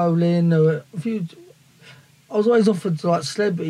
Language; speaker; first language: English; native; English